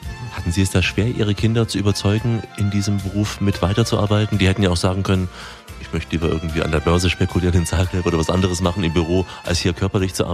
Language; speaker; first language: German; native; German